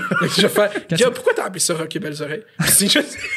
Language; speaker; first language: French; native; French